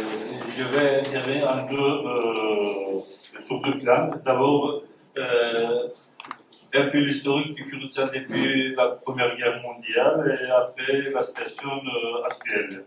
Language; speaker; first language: French; non-native, fluent; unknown